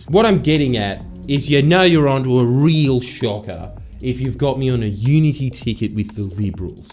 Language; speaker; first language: English; native; English